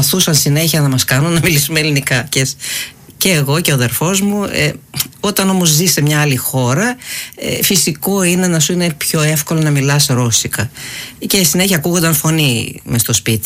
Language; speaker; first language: Greek; non-native, fluent; Uzbek